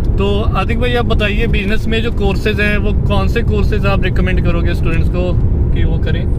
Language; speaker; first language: Hindi; non-native, local second language; Punjabi